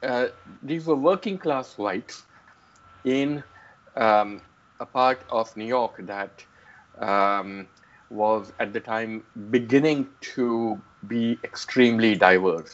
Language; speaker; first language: English; non-native, local second language; Gujarati